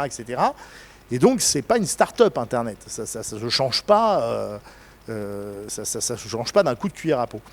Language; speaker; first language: French; native; French